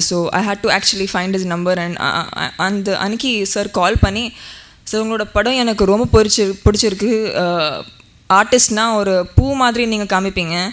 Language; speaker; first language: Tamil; non-native, fluent; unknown